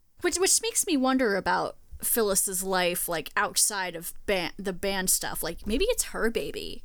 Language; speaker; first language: English; native; English